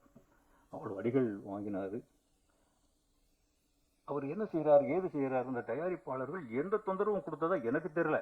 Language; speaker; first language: Tamil; native; Tamil